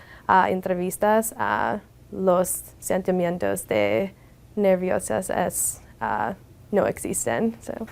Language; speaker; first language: Spanish; non-native, learner; English